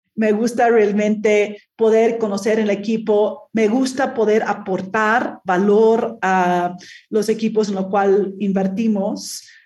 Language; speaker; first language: Spanish; non-native, fluent; English